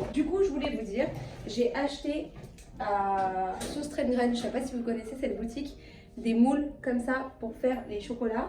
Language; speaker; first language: French; native; French